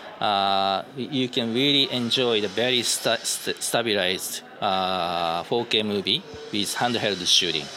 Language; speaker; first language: English; non-native, learner; Japanese